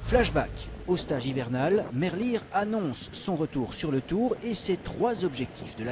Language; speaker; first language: French; native; French